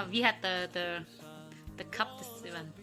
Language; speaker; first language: English; non-native, learner; Chinese